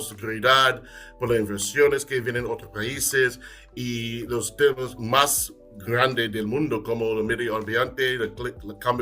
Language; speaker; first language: Spanish; non-native, fluent; English